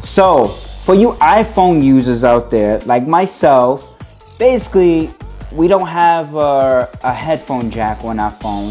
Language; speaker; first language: English; native; English